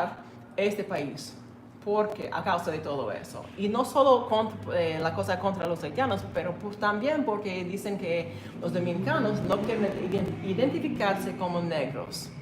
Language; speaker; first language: Spanish; non-native, learner; English